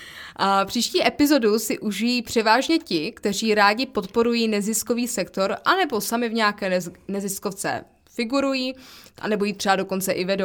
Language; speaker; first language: Czech; native; Czech